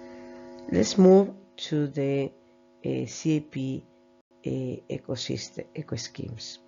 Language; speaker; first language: English; non-native, fluent; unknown